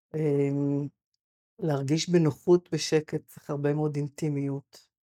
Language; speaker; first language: Hebrew; native; Hebrew